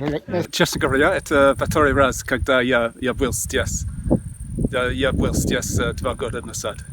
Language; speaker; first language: Russian; non-native, learner; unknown